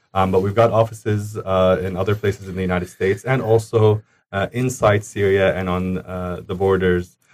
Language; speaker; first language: English; early bilingual, other home language; Arabic